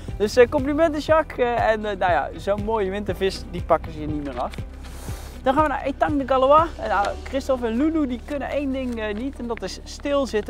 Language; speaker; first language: Dutch; native; Dutch